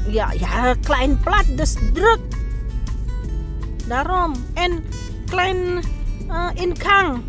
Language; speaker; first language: Dutch; non-native, learner; Indonesian